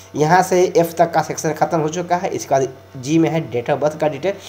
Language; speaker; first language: Hindi; native; Hindi